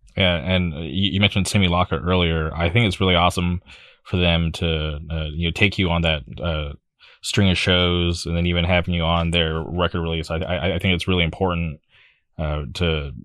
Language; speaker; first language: English; native; English